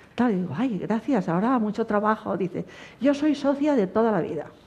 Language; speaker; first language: Spanish; non-native, local second language; Catalan